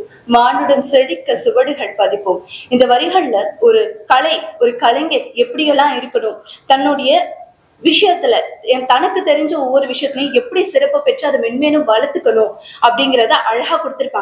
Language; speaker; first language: Tamil; native; Tamil